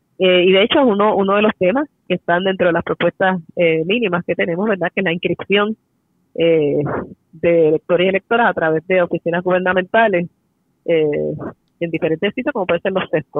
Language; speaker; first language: Spanish; native; Spanish